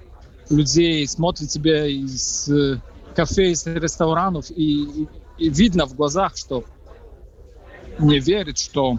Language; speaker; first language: Russian; non-native, fluent; Polish